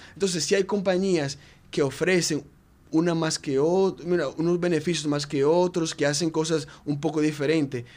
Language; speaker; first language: Spanish; native; Spanish